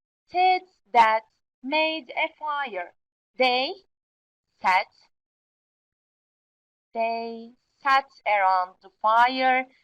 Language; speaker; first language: English; non-native, fluent; Turkish